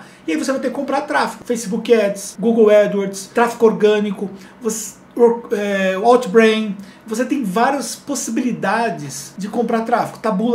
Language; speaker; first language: Portuguese; native; Portuguese